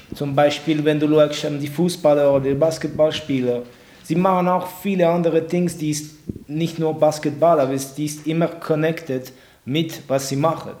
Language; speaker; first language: German; non-native, local second language; French